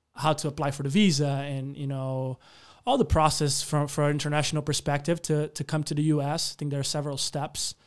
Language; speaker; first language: English; non-native, fluent; Portuguese